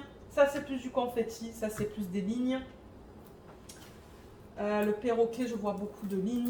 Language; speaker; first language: French; native; French